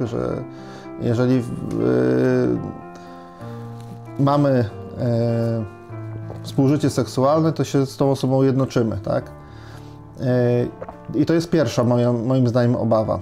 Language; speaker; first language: Polish; native; Polish